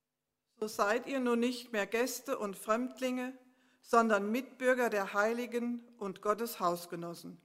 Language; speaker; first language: German; native; German